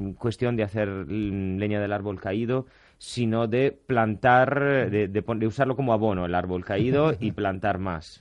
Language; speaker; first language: Spanish; non-native, fluent; Italian